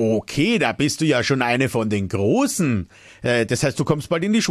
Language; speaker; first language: German; native; German